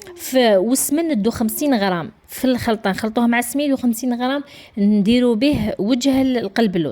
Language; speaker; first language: Arabic; native; Arabic